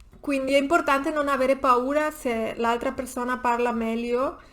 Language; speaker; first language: Italian; non-native, learner; Spanish